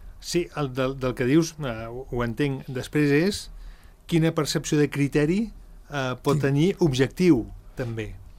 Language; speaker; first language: Catalan; native; Catalan